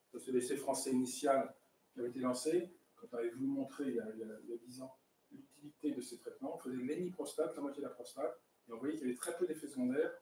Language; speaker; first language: French; native; French